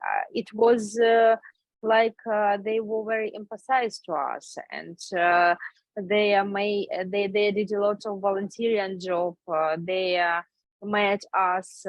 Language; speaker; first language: English; non-native, learner; Ukrainian